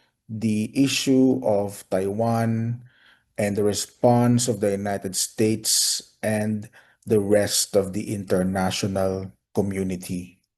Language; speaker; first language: English; non-native, local second language; Filipino